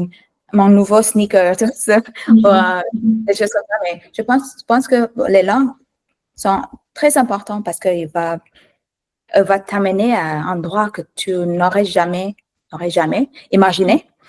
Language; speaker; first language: French; non-native, learner; Thai